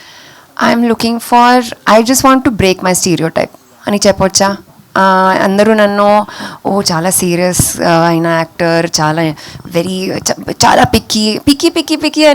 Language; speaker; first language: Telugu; non-native, local second language; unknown